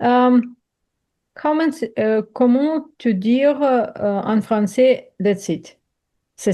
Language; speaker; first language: French; non-native, learner; Ukrainian